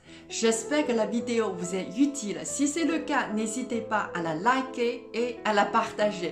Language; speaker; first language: French; non-native, fluent; Chinese